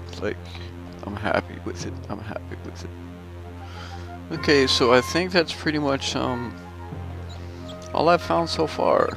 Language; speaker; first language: English; native; English